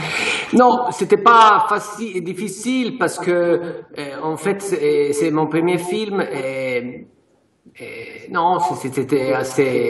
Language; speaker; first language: French; non-native, fluent; Italian